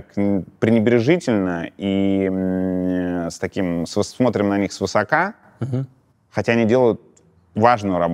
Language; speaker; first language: Russian; native; Russian